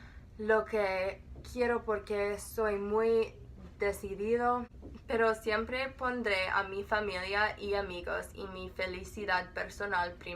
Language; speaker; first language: Spanish; non-native, learner; English